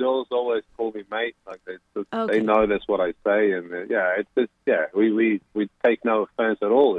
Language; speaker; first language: English; non-native, local second language; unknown